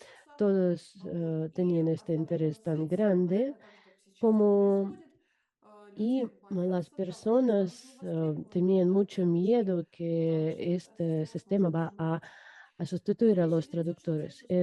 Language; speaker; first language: Spanish; non-native, fluent; Russian